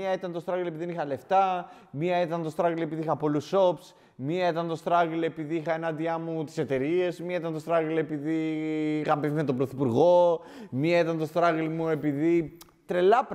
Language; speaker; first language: Greek; native; Greek